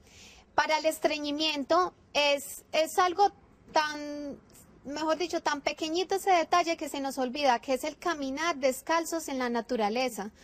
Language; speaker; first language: Spanish; native; Spanish